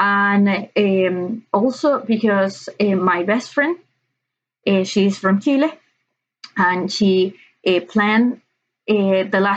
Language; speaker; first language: English; non-native, learner; Spanish